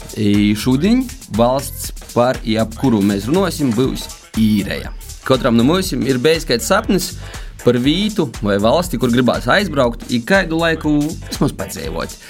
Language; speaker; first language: Latvian; native; Latvian